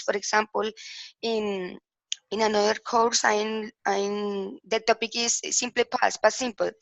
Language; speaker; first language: English; non-native, learner; Spanish